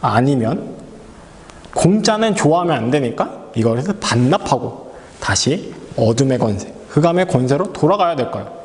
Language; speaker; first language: Korean; native; Korean